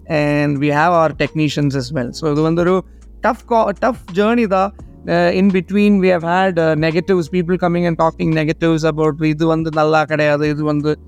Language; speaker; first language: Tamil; non-native, learner; Malayalam